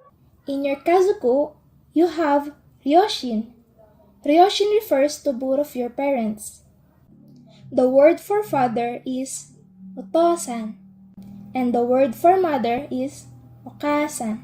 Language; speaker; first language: English; non-native, local second language; Filipino